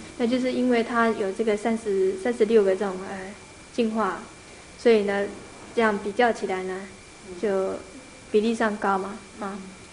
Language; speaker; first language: Chinese; native; Chinese